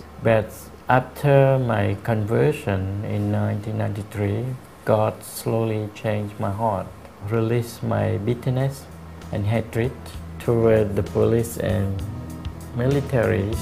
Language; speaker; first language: English; non-native, learner; Khmer